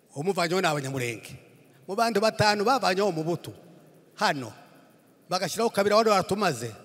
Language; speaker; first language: Kinyarwanda; native; Kinyarwanda